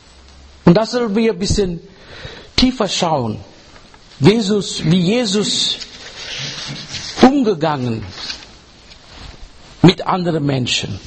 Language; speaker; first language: German; non-native, fluent; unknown